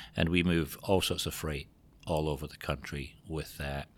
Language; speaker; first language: English; native; English